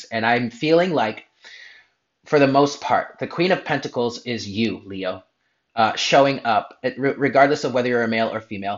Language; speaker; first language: English; native; English